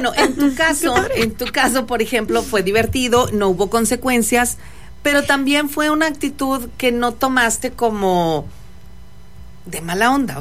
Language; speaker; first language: Spanish; native; Spanish